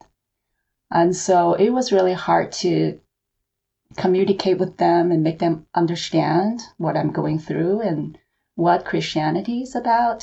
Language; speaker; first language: English; non-native, local second language; Cantonese